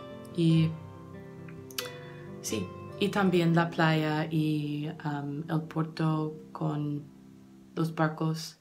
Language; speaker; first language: Spanish; non-native, learner; English